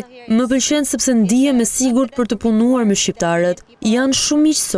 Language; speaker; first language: Albanian; non-native, learner; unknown